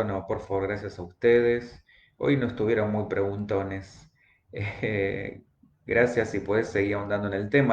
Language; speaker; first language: Spanish; native; Spanish